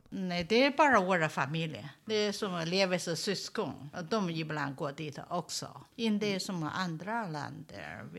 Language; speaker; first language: Swedish; non-native, learner; Chinese